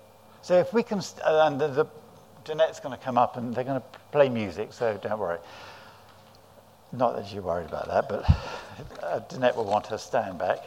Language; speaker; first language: English; native; English